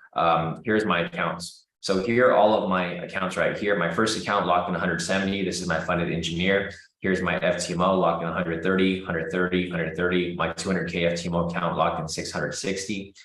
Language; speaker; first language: English; native; English